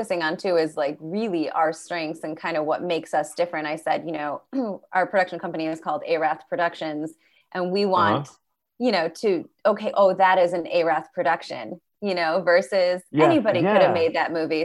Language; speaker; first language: English; native; English